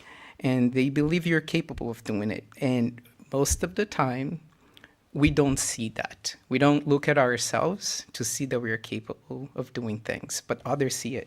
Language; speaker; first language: English; non-native, fluent; Portuguese